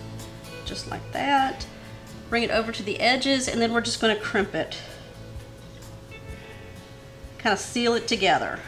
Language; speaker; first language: English; native; English